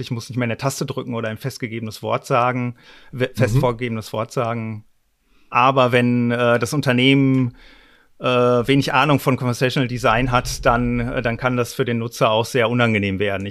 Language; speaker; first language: German; native; German